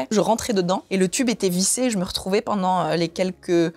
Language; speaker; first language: French; native; French